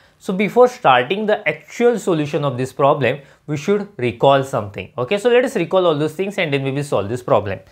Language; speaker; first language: English; non-native, local second language; Marathi